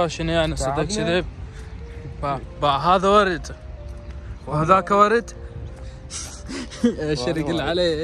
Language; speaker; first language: Arabic; native; Arabic